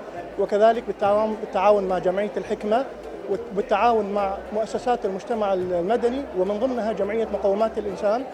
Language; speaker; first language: Arabic; native; Arabic